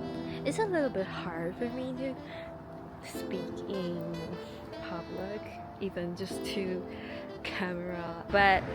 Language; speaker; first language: English; non-native, learner; Chinese